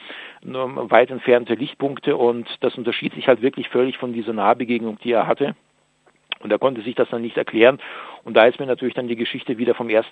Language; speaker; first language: German; native; German